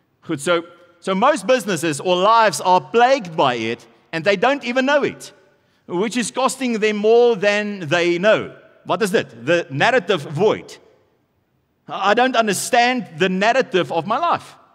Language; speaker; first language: English; non-native, local second language; Afrikaans